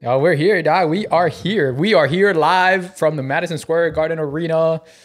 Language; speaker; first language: English; early bilingual, other home language; Spanish